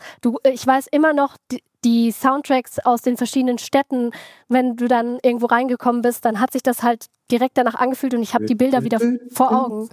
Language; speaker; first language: German; native; German